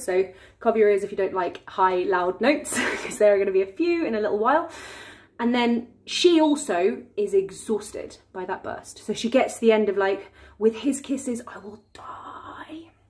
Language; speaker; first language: English; native; English